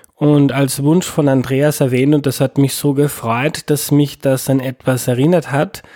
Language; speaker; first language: German; native; German